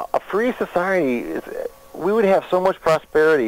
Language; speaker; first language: English; native; English